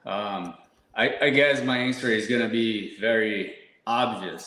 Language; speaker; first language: English; non-native, fluent; Portuguese